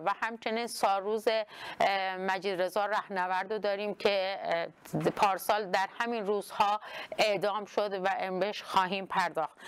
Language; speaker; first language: Persian; non-native, local second language; Kurdish